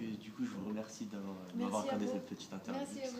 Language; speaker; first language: French; native; French